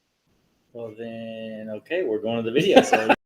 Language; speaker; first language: English; native; English